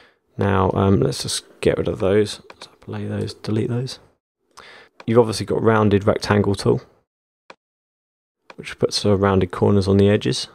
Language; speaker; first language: English; native; English